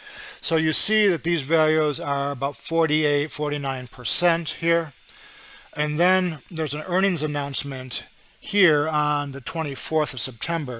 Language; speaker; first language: English; native; English